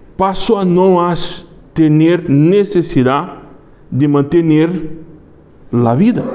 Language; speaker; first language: Spanish; non-native, learner; Portuguese